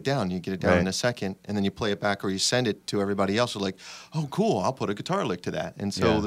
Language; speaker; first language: English; native; English